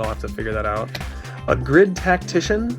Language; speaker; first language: English; native; English